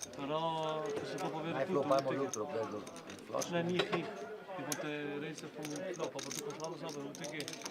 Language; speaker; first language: Italian; non-native, fluent; Albanian